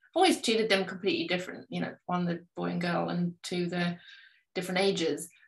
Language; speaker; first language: English; native; English